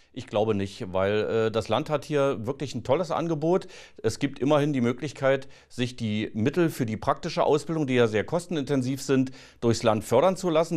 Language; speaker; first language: German; native; German